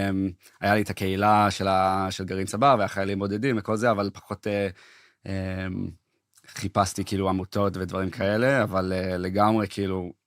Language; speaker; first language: Hebrew; early bilingual, heritage; English